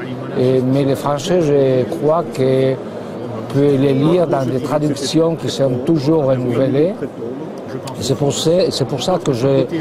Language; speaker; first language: French; non-native, fluent; Spanish